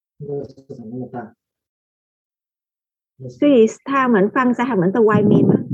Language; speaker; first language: Chinese; non-native, fluent; Vietnamese